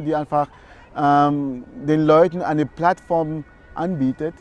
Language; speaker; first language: German; non-native, fluent; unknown